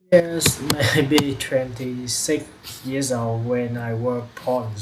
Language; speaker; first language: English; non-native, learner; Vietnamese